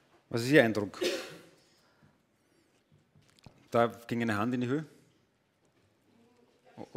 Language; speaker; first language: German; native; German